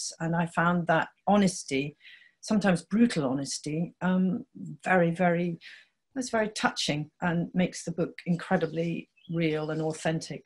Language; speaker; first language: English; native; English